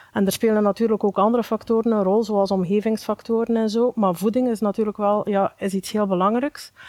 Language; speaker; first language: Dutch; native; Dutch